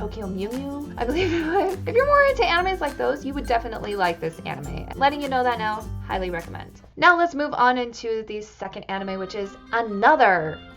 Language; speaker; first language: English; native; English